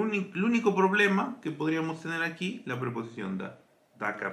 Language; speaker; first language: Italian; non-native, fluent; Spanish